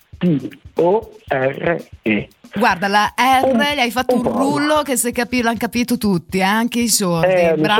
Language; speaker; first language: Italian; native; Italian